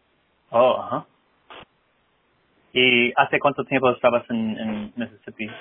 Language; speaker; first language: Spanish; non-native, fluent; English